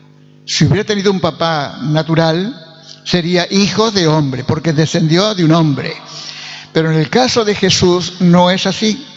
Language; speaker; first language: Spanish; native; Spanish